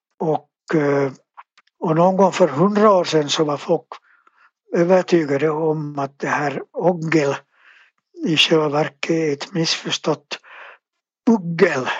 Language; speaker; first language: Swedish; native; Swedish